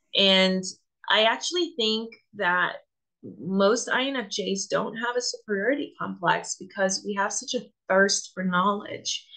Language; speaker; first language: English; native; English